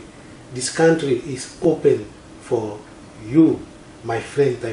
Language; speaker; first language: English; non-native, learner; Portuguese